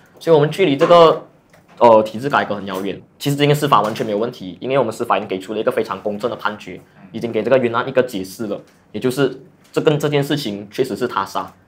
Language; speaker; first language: Chinese; native; Chinese